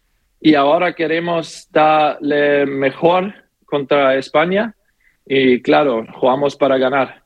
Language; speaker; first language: Spanish; non-native, learner; German